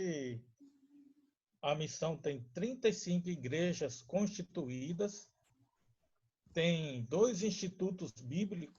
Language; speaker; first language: Portuguese; non-native, local second language; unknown